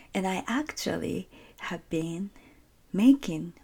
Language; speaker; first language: English; non-native, fluent; Japanese